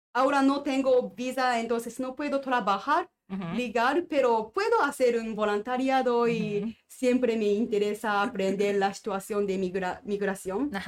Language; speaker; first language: Spanish; non-native, learner; Japanese